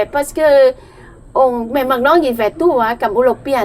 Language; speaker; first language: French; non-native, learner; Thai